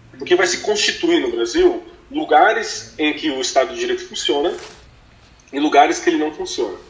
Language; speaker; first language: Portuguese; native; Portuguese